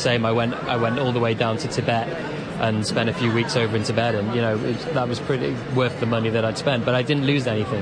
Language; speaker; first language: English; native; English